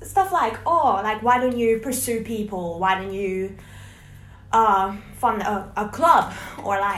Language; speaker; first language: English; non-native, fluent; Hungarian